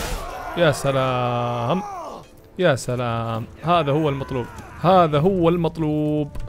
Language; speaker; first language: Arabic; native; Arabic